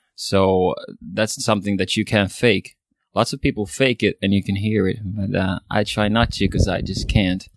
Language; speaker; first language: English; non-native, fluent; Swedish